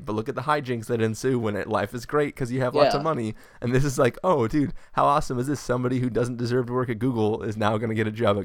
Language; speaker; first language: English; native; English